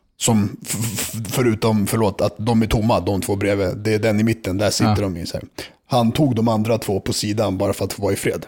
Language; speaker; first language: Swedish; early bilingual, other home language; Serbian